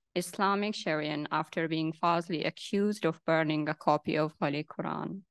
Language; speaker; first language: English; non-native, local second language; Hazaragi